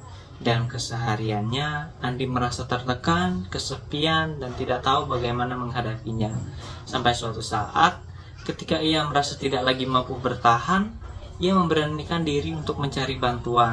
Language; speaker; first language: Indonesian; native; Indonesian